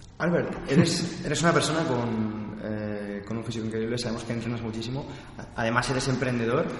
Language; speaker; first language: Spanish; native; Spanish